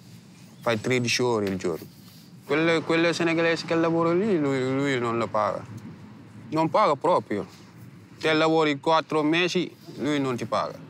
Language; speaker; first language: Italian; non-native, learner; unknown